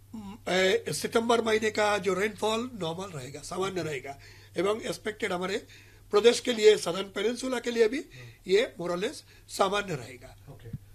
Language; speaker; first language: Hindi; non-native, local second language; Marathi